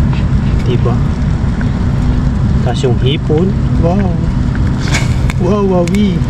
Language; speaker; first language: Filipino; native; Filipino